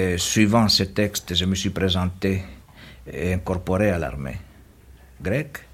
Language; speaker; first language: French; non-native, fluent; Greek